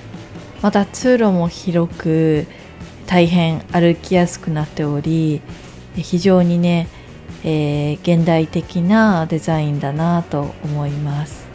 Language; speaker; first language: Japanese; native; Japanese